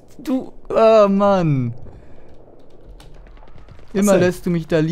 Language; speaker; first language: German; native; German